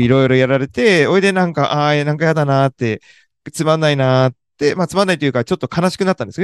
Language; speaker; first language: Japanese; native; Japanese